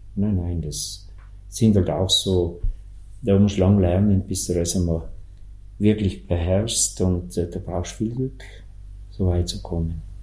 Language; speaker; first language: German; native; German